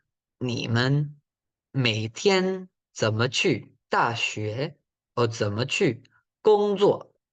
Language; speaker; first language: Chinese; non-native, fluent; Spanish